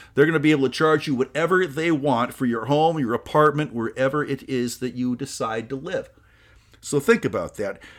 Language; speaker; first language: English; native; English